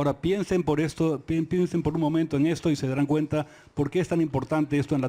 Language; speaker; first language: Spanish; native; Spanish